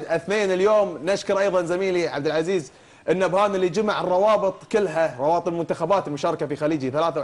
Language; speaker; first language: Arabic; native; Arabic